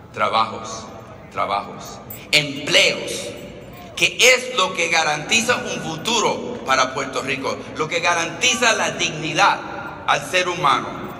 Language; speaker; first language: Spanish; early bilingual, other home language; English